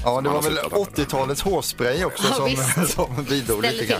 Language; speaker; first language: Swedish; native; Swedish